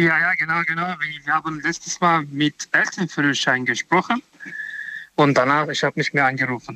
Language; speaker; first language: German; non-native, learner; Romanian